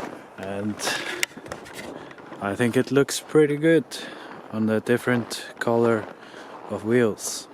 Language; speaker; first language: English; non-native, fluent; Icelandic